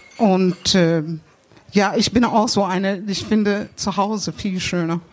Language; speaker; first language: German; non-native, fluent; English